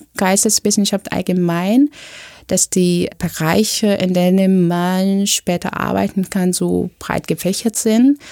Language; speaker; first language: German; non-native, fluent; Korean